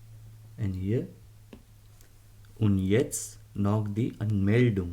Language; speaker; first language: German; non-native, learner; Hindi